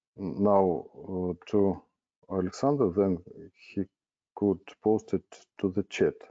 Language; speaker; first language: English; non-native, learner; Russian